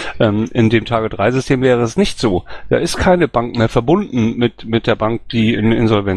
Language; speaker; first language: German; native; German